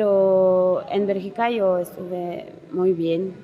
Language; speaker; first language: Spanish; non-native, learner; French